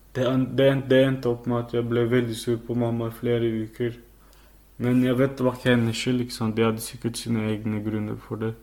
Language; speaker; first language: Norwegian; early bilingual, other home language; Filipino